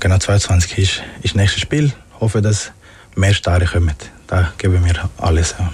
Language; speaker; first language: German; non-native, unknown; Spanish